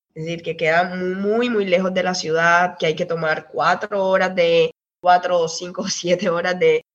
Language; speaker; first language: Spanish; native; Spanish